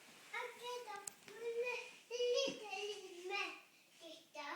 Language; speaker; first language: Swedish; early bilingual, heritage; Swedish